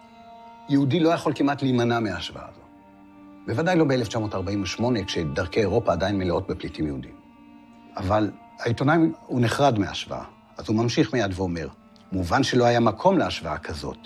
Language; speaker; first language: Hebrew; native; Hebrew